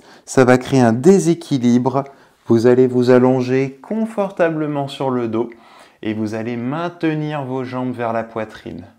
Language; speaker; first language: French; native; French